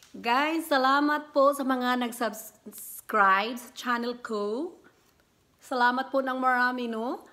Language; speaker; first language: Filipino; non-native, local second language; Cebuano